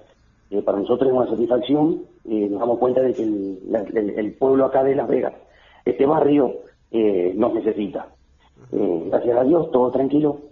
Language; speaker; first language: Spanish; native; Spanish